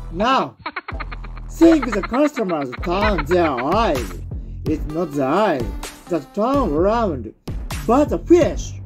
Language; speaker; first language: English; non-native, learner; Japanese